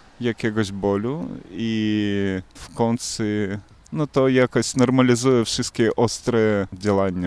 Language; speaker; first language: Polish; non-native, learner; Belarusian